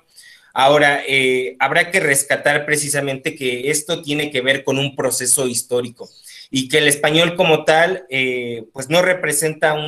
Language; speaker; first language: Spanish; native; Spanish